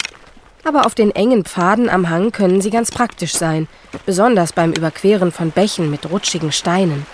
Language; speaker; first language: German; native; German